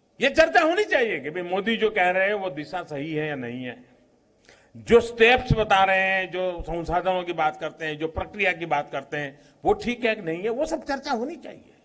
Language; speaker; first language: Hindi; non-native, local second language; Gujarati